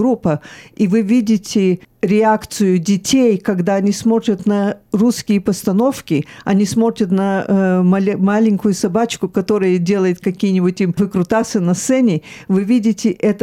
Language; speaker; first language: Russian; early bilingual, heritage; Russian